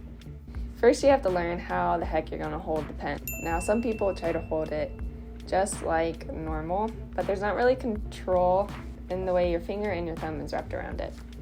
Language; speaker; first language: English; native; English